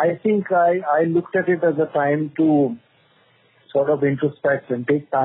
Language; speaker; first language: English; non-native, local second language; Kodava